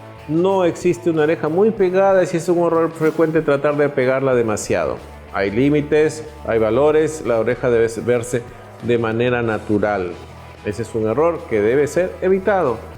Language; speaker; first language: Spanish; native; Spanish